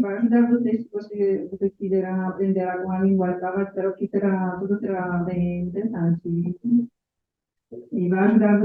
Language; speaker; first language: Portuguese; non-native, learner; Polish